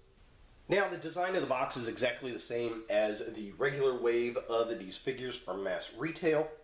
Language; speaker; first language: English; native; English